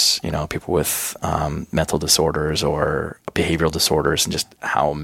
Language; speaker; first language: English; native; English